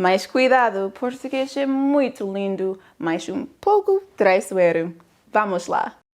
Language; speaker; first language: Portuguese; non-native, fluent; English